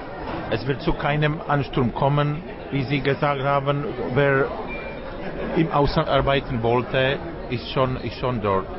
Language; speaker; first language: German; non-native, fluent; Czech